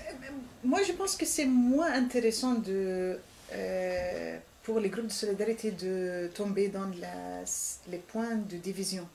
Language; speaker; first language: French; non-native, fluent; Arabic